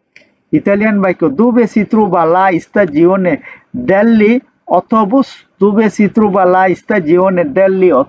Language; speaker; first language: Italian; non-native, learner; Bangla